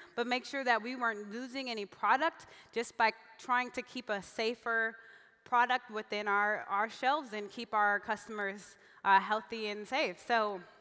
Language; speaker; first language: English; native; English